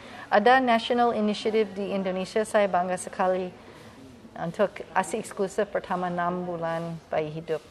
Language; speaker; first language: Indonesian; non-native, fluent; English